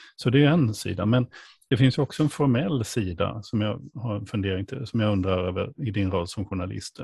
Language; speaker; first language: Swedish; native; Swedish